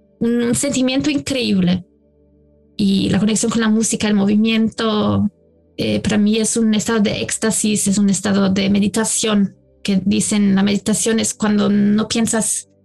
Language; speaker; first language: Spanish; non-native, fluent; German